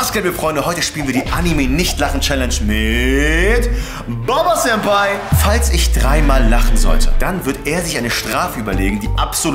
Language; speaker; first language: German; native; German